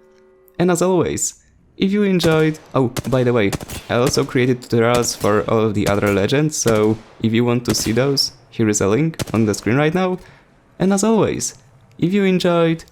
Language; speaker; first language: English; non-native, fluent; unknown